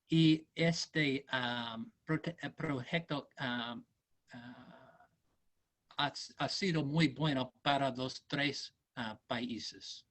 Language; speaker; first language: Spanish; non-native, learner; English